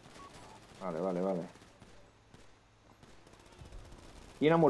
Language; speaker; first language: Spanish; native; Spanish